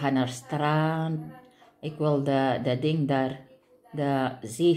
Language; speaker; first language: Dutch; non-native, learner; Filipino